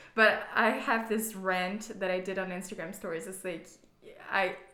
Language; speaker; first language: English; non-native, fluent; Portuguese